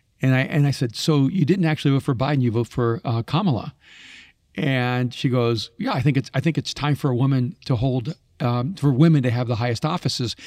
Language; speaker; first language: English; early bilingual, other home language; Spanish